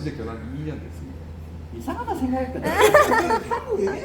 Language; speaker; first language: Korean; native; Korean